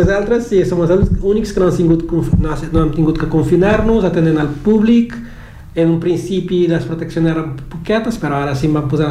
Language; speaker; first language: Catalan; non-native, fluent; Kabuverdianu